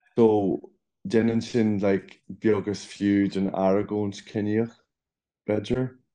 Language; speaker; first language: Irish; non-native, local second language; English